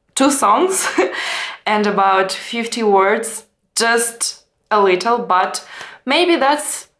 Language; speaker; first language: English; non-native, fluent; Russian